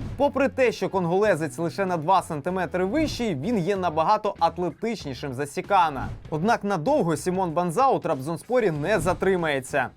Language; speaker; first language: Ukrainian; native; Ukrainian